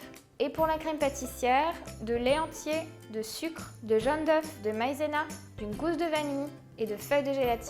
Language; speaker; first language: French; native; French